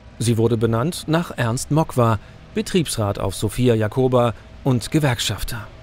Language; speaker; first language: German; native; German